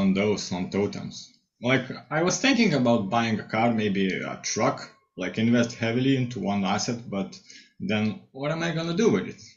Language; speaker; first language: English; non-native, fluent; Lithuanian